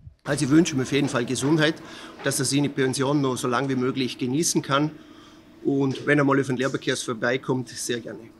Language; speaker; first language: German; native; German